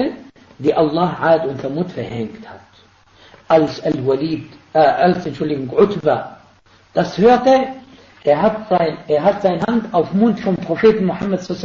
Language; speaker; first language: German; non-native, fluent; Arabic